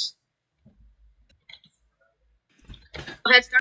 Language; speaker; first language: English; native; English